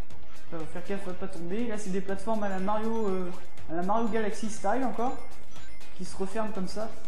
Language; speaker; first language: French; native; French